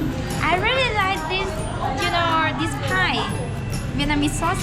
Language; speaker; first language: English; non-native, local second language; Vietnamese